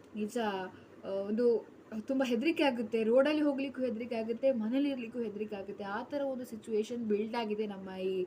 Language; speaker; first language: Kannada; non-native, local second language; Tulu